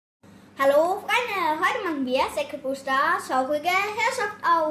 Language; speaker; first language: German; native; German